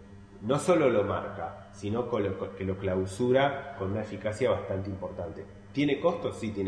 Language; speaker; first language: Spanish; native; Spanish